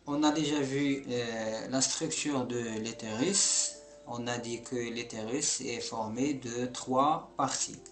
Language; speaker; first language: French; non-native, local second language; Arabic